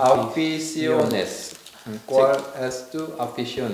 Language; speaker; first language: Spanish; non-native, learner; Korean